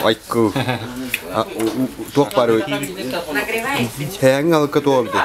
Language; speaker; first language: Russian; non-native, local second language; Yakut